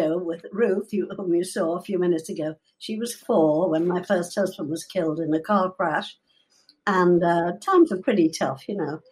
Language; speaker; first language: English; native; English